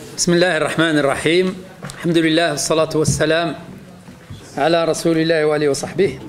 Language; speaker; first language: Arabic; native; Arabic